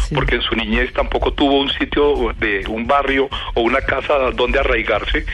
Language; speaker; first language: Spanish; native; Spanish